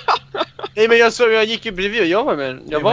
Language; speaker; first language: Swedish; native; Swedish